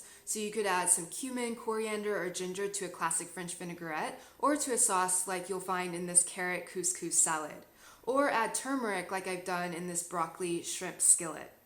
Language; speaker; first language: English; native; English